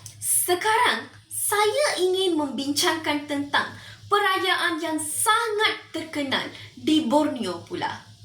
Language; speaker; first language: Malay; non-native, local second language; Tamil